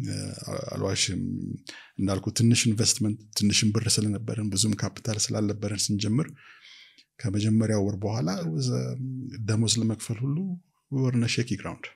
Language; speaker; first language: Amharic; native; Amharic